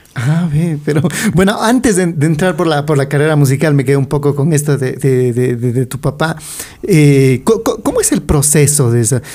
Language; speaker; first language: Spanish; native; Spanish